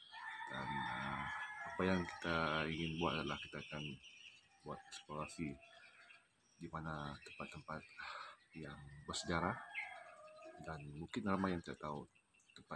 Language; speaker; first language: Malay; non-native, local second language; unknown